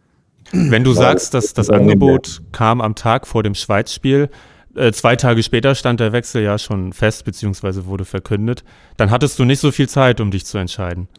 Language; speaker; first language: German; native; German